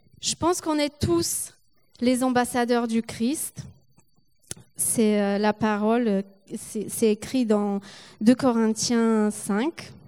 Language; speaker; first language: French; non-native, fluent; Polish